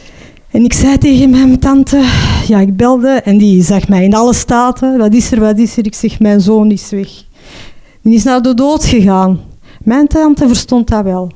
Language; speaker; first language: Dutch; non-native, local second language; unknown